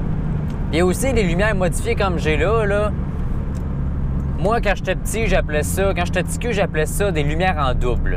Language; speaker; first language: French; native; French